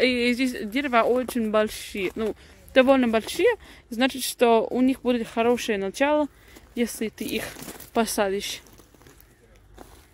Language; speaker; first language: Russian; non-native, learner; English